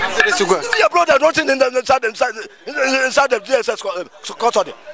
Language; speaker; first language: English; non-native, local second language; Igbo